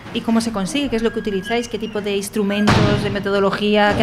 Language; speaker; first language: Spanish; native; Spanish